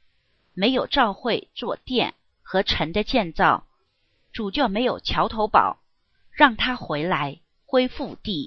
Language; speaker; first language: Chinese; native; Chinese